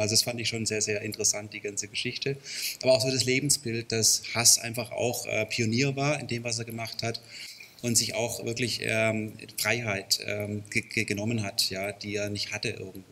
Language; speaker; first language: German; native; German